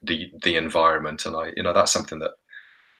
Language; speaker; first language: English; native; English